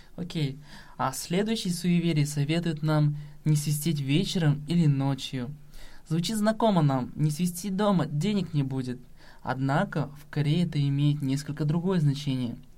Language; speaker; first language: Russian; non-native, local second language; Kazakh